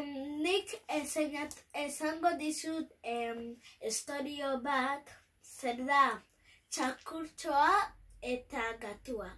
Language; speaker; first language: Basque; non-native, local second language; Bini